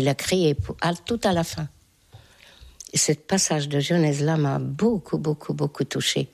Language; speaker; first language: French; non-native, fluent; Hungarian